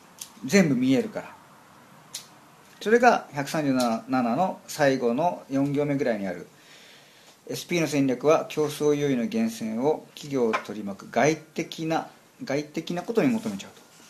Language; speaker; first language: Japanese; native; Japanese